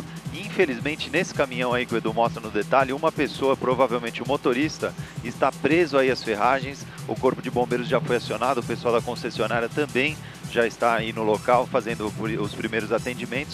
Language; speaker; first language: Portuguese; native; Portuguese